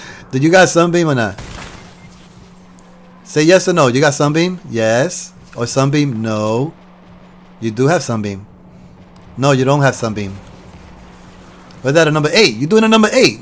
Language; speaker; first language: English; early bilingual, other home language; Spanish